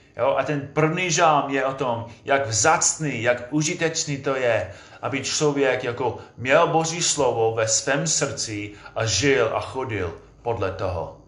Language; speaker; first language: Czech; non-native, fluent; English